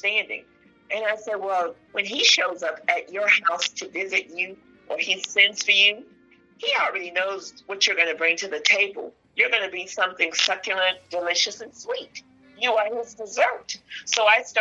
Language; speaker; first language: English; native; English